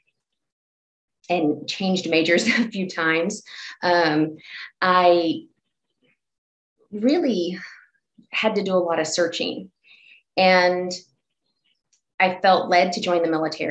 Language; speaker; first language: English; native; English